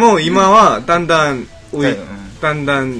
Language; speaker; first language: Japanese; non-native, learner; Korean